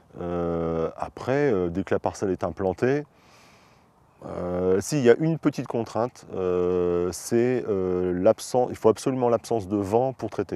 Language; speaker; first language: French; native; French